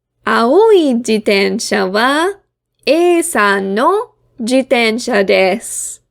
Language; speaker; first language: Japanese; non-native, fluent; English